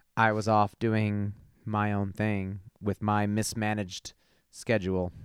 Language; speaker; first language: English; native; English